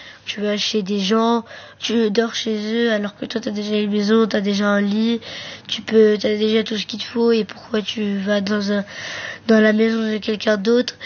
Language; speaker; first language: French; early bilingual, other home language; Arabic